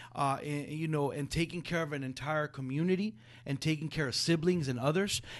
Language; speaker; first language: English; early bilingual, other home language; Spanish